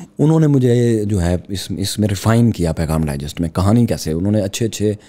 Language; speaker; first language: Urdu; non-native, local second language; Punjabi